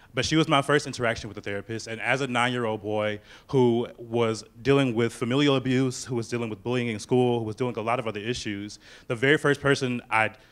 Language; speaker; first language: English; native; English